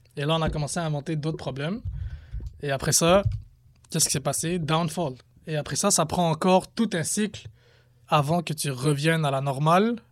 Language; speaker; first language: French; early bilingual, other home language; Arabic